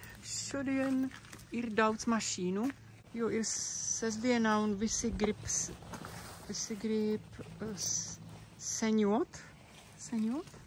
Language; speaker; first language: Latvian; non-native, learner; Czech